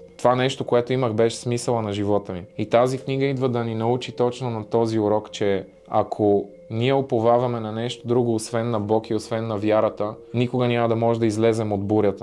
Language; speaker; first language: Bulgarian; native; Bulgarian